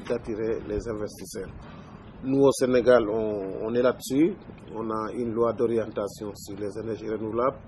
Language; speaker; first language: French; non-native, local second language; Wolof